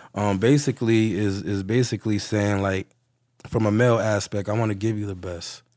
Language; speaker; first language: English; native; English